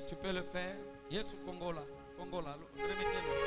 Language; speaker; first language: French; non-native, local second language; Swahili